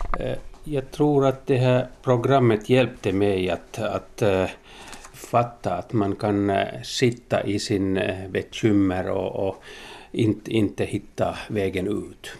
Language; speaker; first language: Swedish; non-native, local second language; Finnish